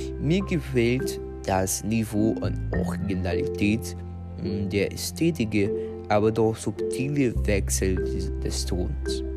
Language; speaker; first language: German; non-native, fluent; Portuguese